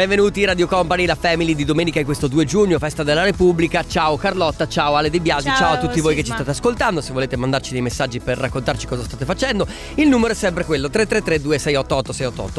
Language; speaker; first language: Italian; native; Italian